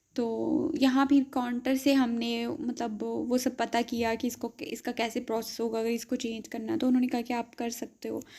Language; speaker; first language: Urdu; native; Urdu